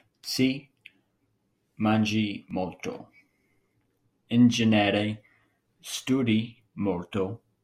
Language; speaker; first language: Italian; non-native, learner; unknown